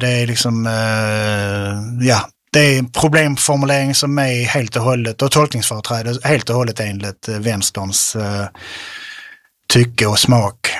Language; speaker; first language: Swedish; native; Swedish